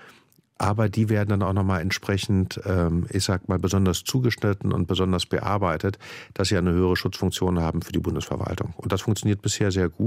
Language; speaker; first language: German; native; German